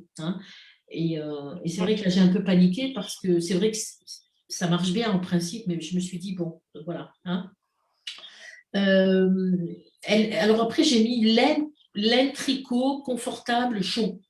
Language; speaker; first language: French; native; French